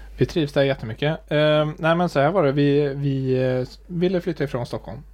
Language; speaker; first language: Swedish; native; Swedish